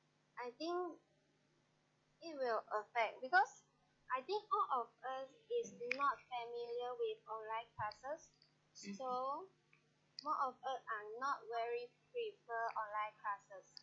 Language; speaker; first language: English; non-native, learner; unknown